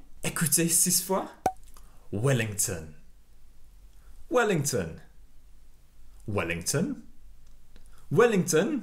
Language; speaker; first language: French; non-native, fluent; English